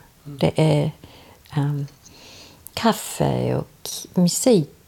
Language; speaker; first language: Swedish; non-native, fluent; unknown